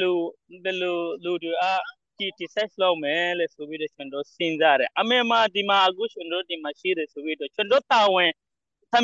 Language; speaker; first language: Burmese; non-native, local second language; Rohingya